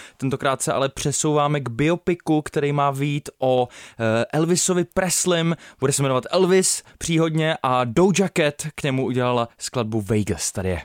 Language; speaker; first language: Czech; native; Czech